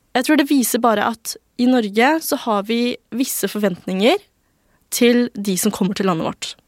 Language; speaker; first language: Norwegian; early bilingual, other home language; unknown